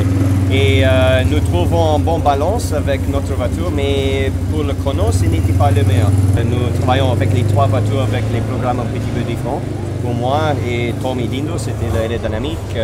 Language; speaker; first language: French; non-native, learner; English